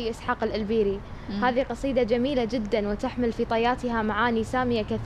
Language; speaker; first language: Arabic; native; Arabic